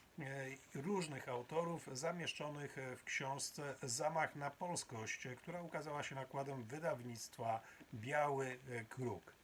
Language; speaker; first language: Polish; native; Polish